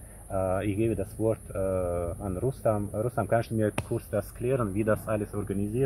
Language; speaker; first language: German; non-native, fluent; Chechen